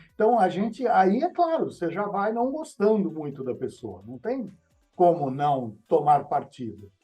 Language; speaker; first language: Portuguese; native; Portuguese